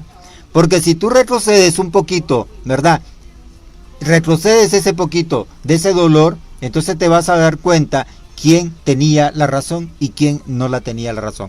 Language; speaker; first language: Spanish; native; Spanish